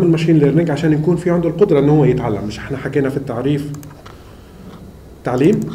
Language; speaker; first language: Arabic; native; Arabic